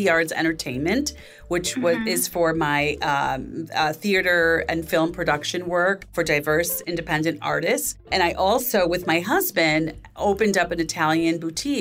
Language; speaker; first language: English; native; English